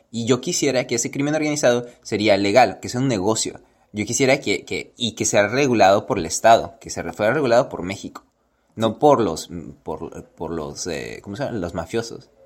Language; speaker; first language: Spanish; native; Spanish